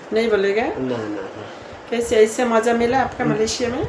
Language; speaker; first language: Hindi; non-native, learner; Bangla